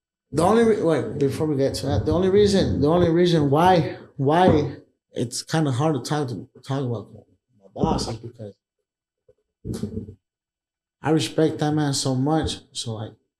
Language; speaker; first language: English; early bilingual, other home language; Spanish